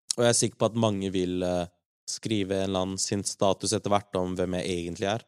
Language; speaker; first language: Norwegian; native; Norwegian